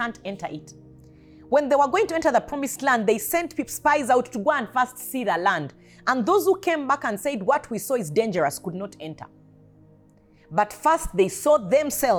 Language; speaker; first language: English; non-native, local second language; Ganda